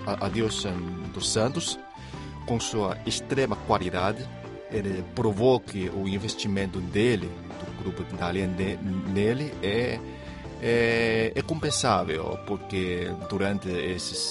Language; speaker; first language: Portuguese; non-native, fluent; Chinese